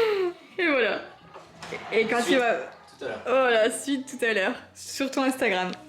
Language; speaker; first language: French; native; French